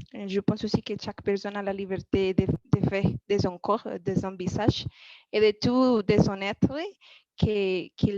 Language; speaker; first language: French; non-native, learner; Spanish